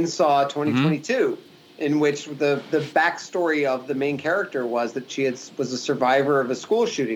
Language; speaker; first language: English; native; English